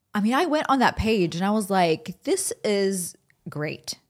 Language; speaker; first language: English; early bilingual, other home language; Arabic